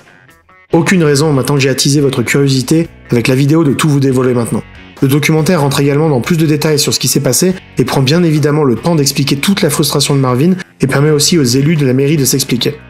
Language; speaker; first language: French; native; French